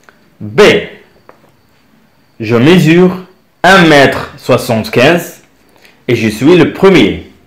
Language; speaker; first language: French; non-native, local second language; Arabic